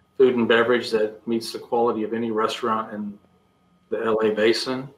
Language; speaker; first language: English; native; English